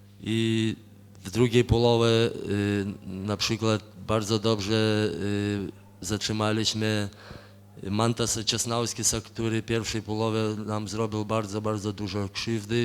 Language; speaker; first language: Polish; non-native, fluent; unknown